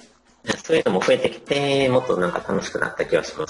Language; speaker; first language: Japanese; native; Japanese